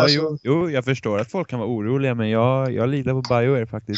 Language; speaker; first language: Swedish; native; Swedish